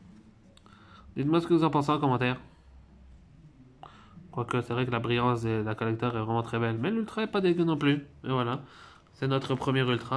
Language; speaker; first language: French; native; French